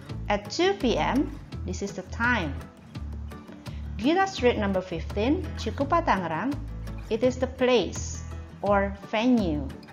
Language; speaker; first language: English; non-native, fluent; Indonesian